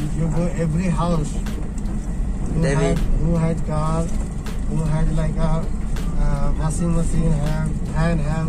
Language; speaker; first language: English; non-native, learner; Hindi